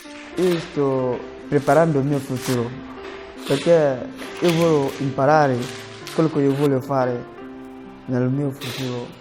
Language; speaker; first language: Italian; non-native, learner; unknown